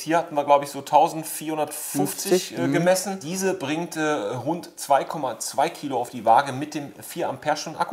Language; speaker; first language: German; native; German